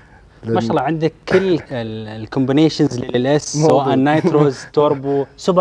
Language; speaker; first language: Arabic; native; Arabic